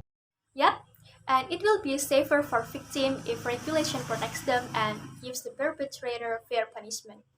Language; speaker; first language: English; non-native, learner; Indonesian